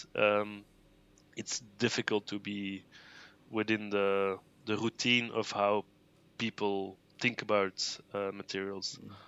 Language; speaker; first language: English; non-native, fluent; Dutch